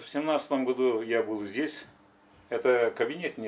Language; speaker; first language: Russian; non-native, local second language; Yakut